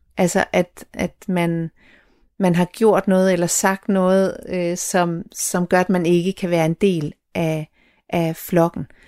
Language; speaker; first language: Danish; native; Danish